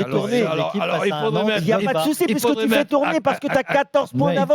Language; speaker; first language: French; native; French